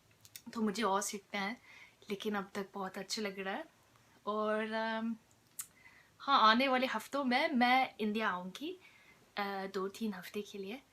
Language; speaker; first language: Hindi; non-native, fluent; English